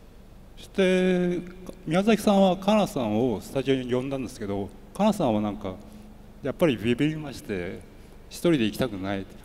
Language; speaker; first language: Japanese; native; Japanese